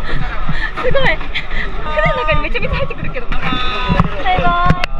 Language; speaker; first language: Japanese; native; Japanese